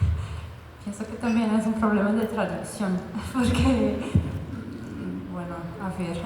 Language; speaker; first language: Spanish; non-native, fluent; French